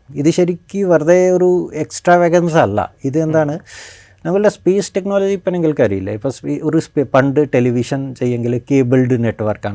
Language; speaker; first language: Malayalam; non-native, fluent; Bangla